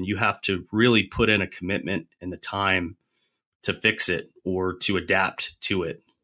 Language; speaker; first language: English; native; English